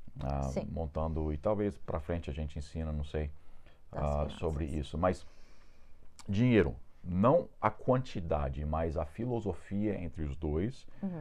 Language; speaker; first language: Portuguese; non-native, fluent; English